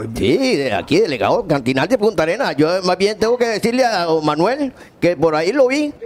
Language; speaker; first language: Spanish; native; Spanish